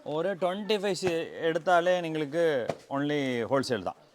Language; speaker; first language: Malayalam; non-native, local second language; Tamil